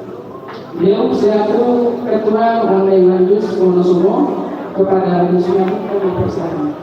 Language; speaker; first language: Malay; native; Malay